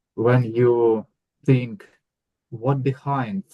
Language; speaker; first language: English; non-native, learner; Ukrainian